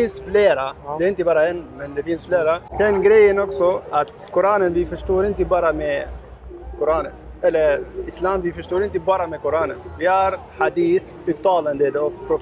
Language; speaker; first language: Swedish; non-native, learner; Arabic